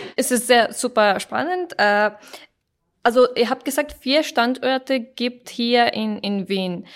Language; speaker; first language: German; non-native, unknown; Persian